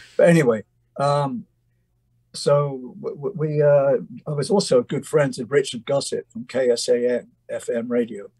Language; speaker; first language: English; native; English